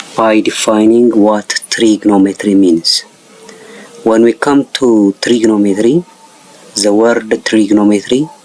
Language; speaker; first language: English; non-native, local second language; Amharic